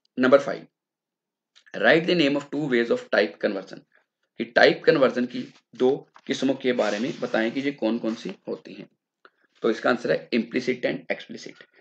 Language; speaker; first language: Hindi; non-native, local second language; Punjabi